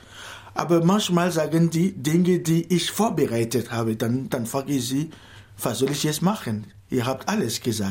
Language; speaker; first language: German; non-native, fluent; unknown